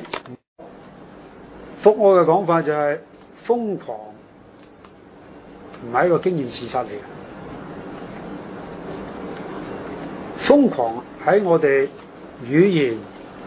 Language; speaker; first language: Chinese; non-native, local second language; Cantonese